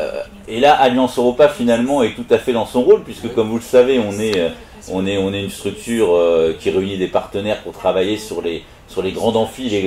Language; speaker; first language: French; native; French